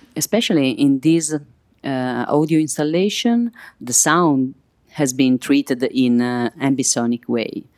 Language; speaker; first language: English; non-native, fluent; Italian